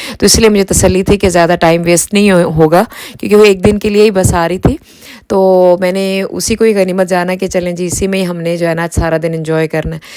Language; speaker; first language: Urdu; native; Urdu